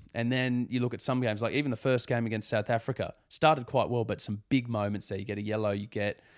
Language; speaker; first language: English; native; English